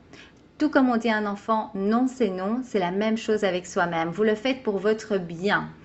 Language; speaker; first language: French; native; French